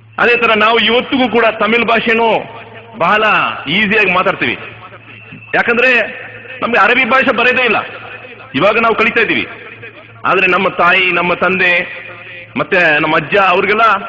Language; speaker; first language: Kannada; non-native, local second language; Tamil